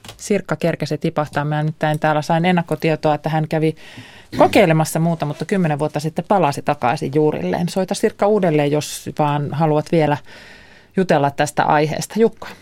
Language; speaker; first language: Finnish; native; Finnish